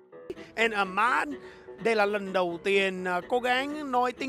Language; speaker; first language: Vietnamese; non-native, fluent; English